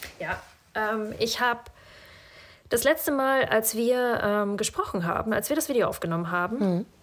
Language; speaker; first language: German; early bilingual, other home language; Russian